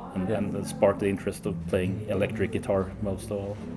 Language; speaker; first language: English; early bilingual, other home language; Swedish